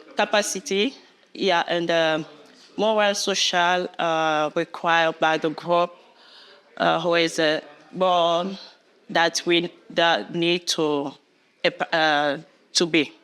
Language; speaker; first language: English; non-native, learner; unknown